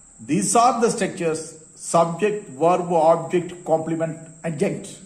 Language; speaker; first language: English; non-native, local second language; Tamil